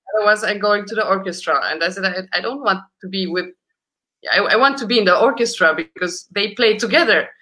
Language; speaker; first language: English; early bilingual, other home language; Romanian